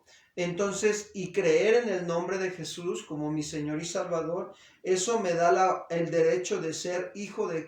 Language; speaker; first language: Spanish; native; Spanish